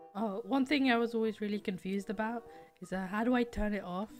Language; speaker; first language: English; native; English